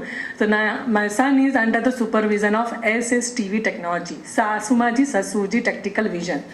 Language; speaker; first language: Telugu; non-native, local second language; Hindi